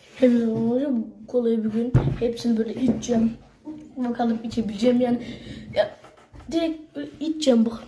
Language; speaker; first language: Turkish; native; Turkish